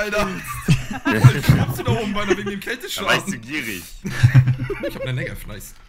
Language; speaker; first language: German; native; German